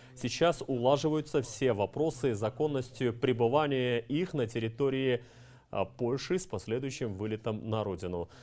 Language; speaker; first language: Russian; non-native, local second language; Kyrgyz